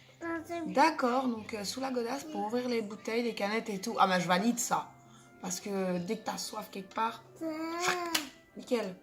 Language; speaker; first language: French; native; French